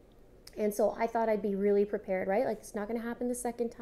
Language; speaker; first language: English; native; English